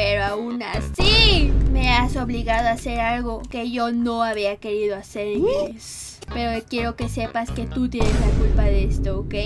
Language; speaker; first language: Spanish; native; Spanish